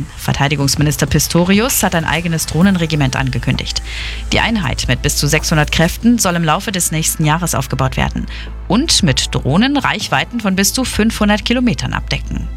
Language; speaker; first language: German; native; German